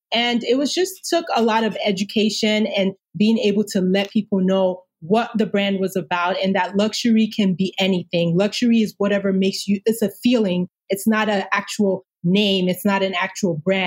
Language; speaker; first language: English; non-native, local second language; Yoruba